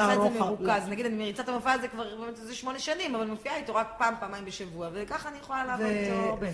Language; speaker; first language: Hebrew; native; Hebrew